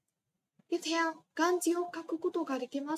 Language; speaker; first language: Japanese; non-native, fluent; Vietnamese